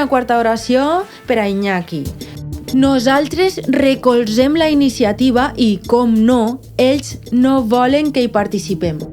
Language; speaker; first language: Catalan; native; Catalan